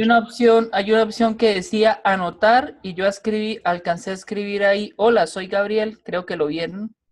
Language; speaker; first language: Spanish; native; Spanish